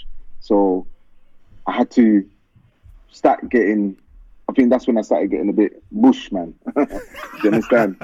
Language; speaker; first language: English; early bilingual, other home language; French